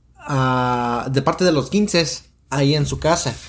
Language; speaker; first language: Spanish; early bilingual, heritage; Spanish